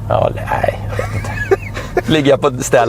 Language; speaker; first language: Swedish; native; Swedish